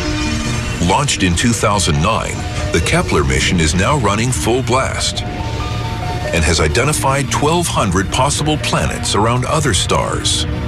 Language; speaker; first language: English; native; English